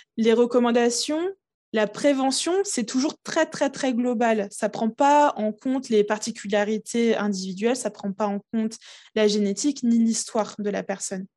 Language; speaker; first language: French; early bilingual, other home language; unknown